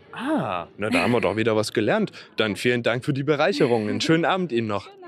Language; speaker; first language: German; native; German